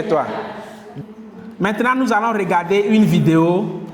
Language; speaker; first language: French; non-native, local second language; Kinyarwanda